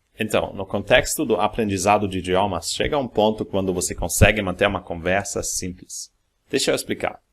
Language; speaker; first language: Portuguese; non-native, fluent; German